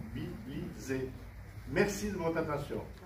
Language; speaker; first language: French; native; French